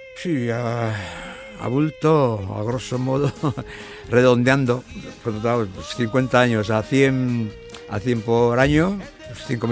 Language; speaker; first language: Spanish; native; Spanish